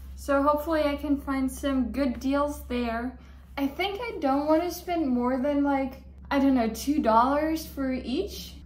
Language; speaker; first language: English; non-native, fluent; German